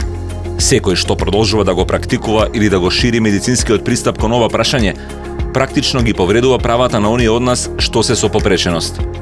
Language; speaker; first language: Macedonian; native; Macedonian